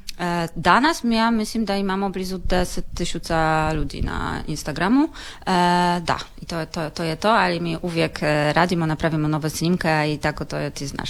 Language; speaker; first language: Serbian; non-native, learner; Polish